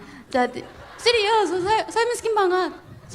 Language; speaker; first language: Indonesian; non-native, fluent; Korean